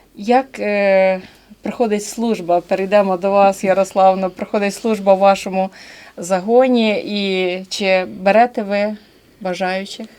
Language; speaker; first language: Ukrainian; native; Ukrainian